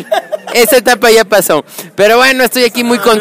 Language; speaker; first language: Spanish; native; Spanish